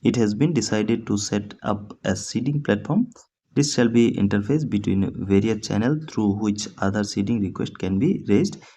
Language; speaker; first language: English; non-native, local second language; Assamese